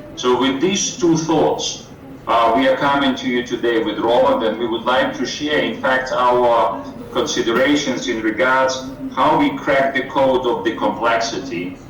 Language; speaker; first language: English; non-native, fluent; Ukrainian